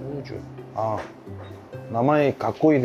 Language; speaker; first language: Japanese; non-native, learner; Korean